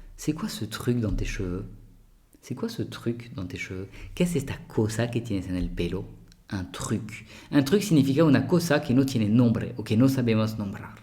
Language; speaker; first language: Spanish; non-native, fluent; French